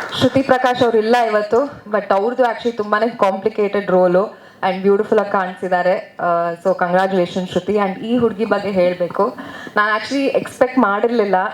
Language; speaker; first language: Kannada; native; Kannada